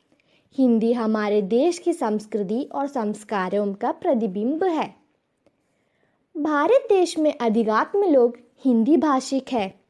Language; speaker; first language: Hindi; non-native, local second language; Malayalam